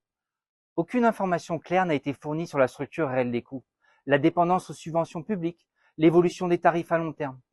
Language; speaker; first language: French; native; French